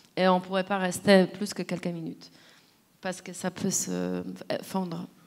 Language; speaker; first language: French; non-native, fluent; Polish